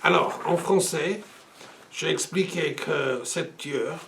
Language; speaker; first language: French; non-native, fluent; English